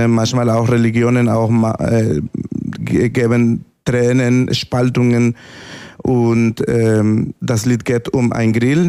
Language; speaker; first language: German; non-native, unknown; Spanish